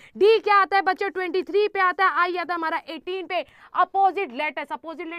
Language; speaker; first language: Hindi; native; Hindi